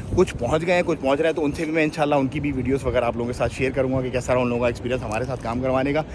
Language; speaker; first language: Urdu; non-native, local second language; Punjabi